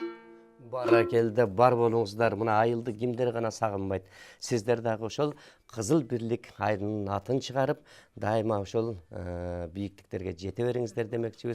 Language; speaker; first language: Kyrgyz; native; Kyrgyz